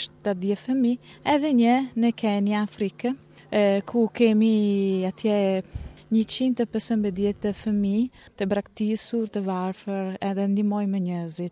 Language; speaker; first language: Albanian; non-native, learner; Italian